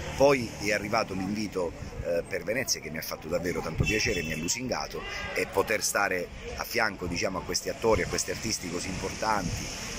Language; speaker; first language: Italian; native; Italian